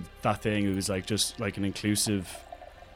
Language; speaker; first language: English; native; English